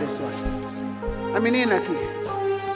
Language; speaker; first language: Portuguese; non-native, local second language; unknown